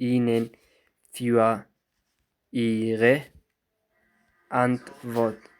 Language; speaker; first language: German; non-native, fluent; Somali